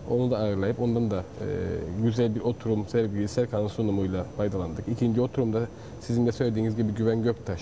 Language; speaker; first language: Turkish; native; Turkish